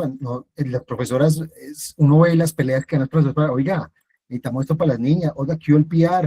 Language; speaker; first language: Spanish; native; Spanish